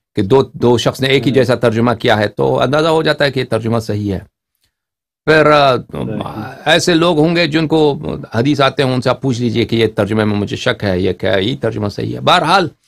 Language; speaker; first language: Urdu; native; Urdu